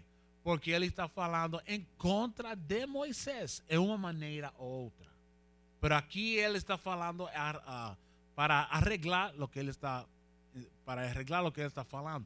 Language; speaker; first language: Portuguese; non-native, learner; Spanish